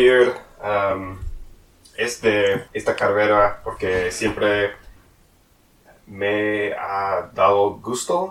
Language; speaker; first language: Spanish; non-native, learner; English